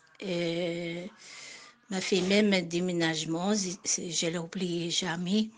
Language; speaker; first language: French; non-native, learner; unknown